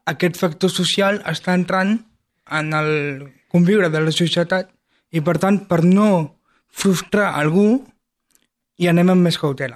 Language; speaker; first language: Catalan; non-native, fluent; French